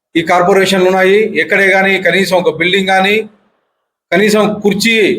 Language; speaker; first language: Telugu; native; Telugu